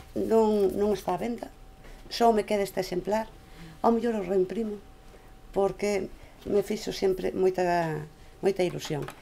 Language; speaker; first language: Galician; native; Galician